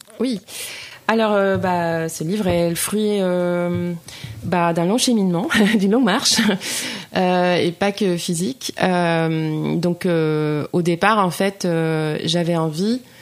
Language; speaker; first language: French; non-native, fluent; Italian